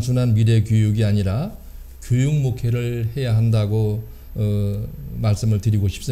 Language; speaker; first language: Korean; native; Korean